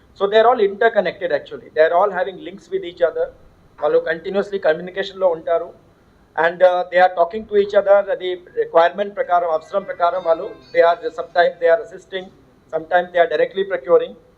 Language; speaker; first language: English; non-native, local second language; Hindi